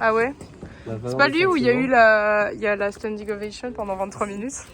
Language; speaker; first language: French; native; French